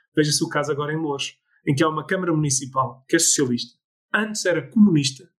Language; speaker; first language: Portuguese; early bilingual, other home language; English